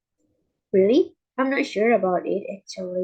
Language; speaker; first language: English; non-native, fluent; Indonesian